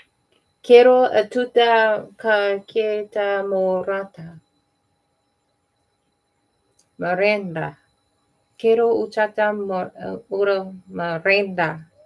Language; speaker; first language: Spanish; non-native, learner; English